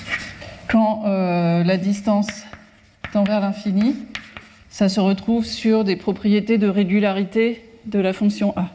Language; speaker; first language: French; native; French